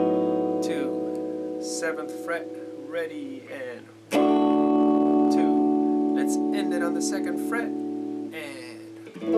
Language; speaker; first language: English; native; English